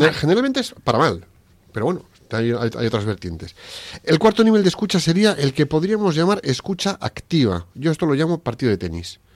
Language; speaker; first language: Spanish; native; Spanish